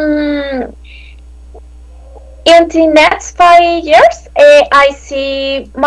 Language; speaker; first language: English; non-native, learner; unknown